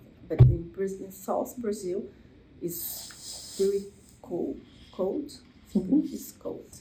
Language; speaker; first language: English; non-native, learner; Portuguese